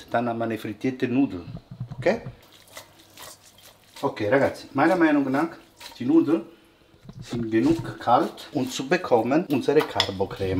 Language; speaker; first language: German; non-native, learner; Italian